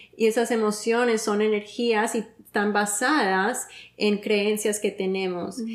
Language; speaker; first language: Spanish; early bilingual, heritage; Spanish